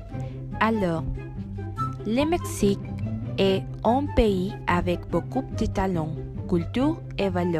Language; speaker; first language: French; non-native, learner; Spanish